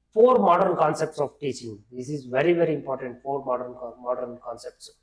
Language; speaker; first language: English; non-native, local second language; Kannada